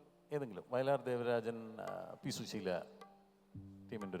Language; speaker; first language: Malayalam; native; Malayalam